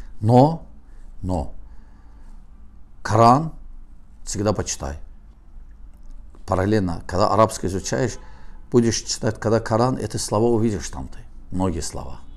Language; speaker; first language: Russian; non-native, learner; Azerbaijani